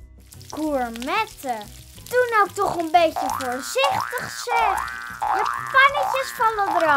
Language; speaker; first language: Dutch; native; Dutch